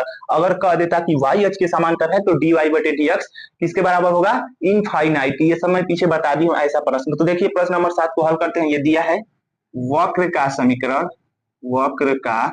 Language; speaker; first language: Hindi; native; Hindi